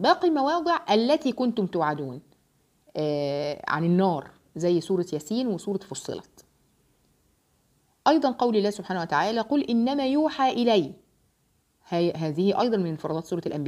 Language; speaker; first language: Arabic; native; Arabic